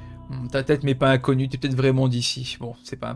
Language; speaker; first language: French; native; French